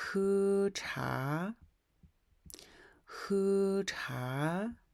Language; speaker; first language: Chinese; non-native, fluent; Mongolian